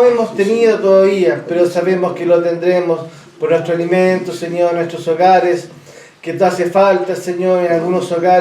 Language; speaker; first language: Spanish; native; Spanish